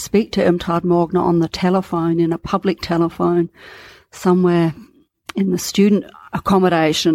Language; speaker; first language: English; native; English